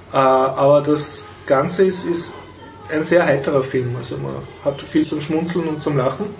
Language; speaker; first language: German; native; German